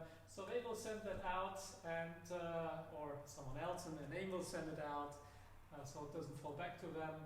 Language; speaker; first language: English; non-native, fluent; German